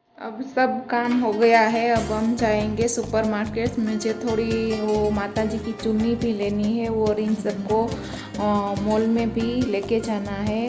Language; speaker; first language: Hindi; non-native, local second language; Gujarati